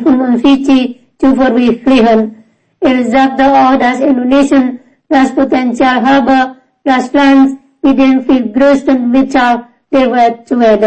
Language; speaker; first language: German; non-native, fluent; Indonesian